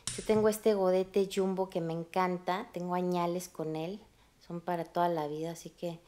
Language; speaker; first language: Spanish; native; Spanish